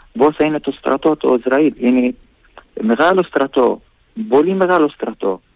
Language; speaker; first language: Greek; non-native, learner; Arabic